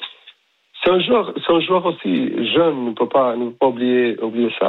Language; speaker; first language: French; non-native, fluent; Portuguese